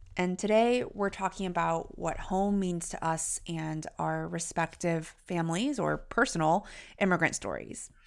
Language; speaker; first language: English; early bilingual, other home language; Chinese